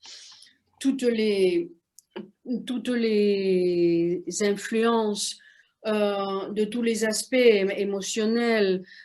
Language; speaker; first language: French; non-native, fluent; Spanish